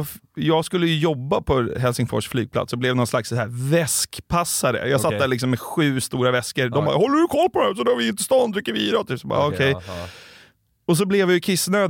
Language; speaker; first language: Swedish; native; Swedish